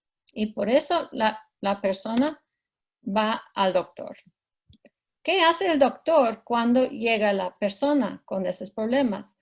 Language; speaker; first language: Spanish; non-native, fluent; English